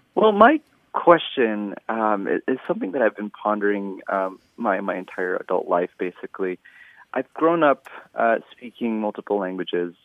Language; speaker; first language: English; native; English